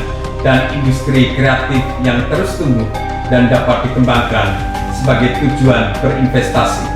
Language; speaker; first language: Indonesian; native; Indonesian